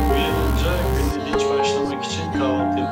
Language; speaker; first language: Turkish; native; Turkish